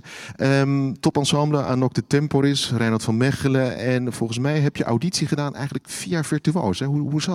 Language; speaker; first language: Dutch; native; Dutch